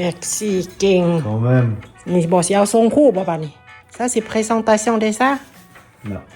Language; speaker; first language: French; non-native, learner; Thai